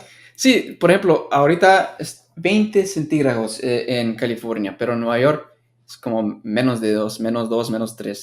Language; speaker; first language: Spanish; early bilingual, heritage; Spanish